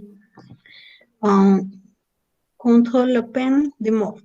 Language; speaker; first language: French; non-native, learner; Spanish